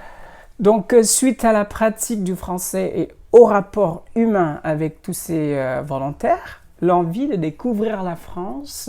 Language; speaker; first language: French; non-native, fluent; Indonesian